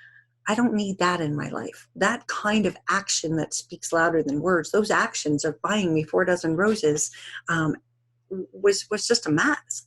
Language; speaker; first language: English; native; English